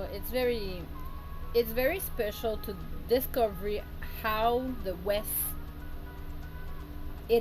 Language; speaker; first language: English; non-native, learner; French